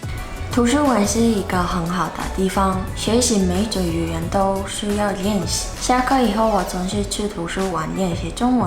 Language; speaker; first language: Chinese; non-native, fluent; Mongolian